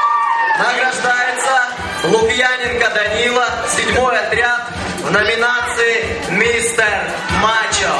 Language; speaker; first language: Russian; native; Russian